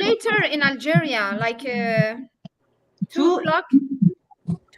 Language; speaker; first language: English; non-native, learner; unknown